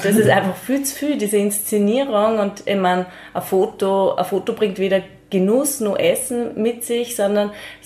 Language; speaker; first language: German; native; German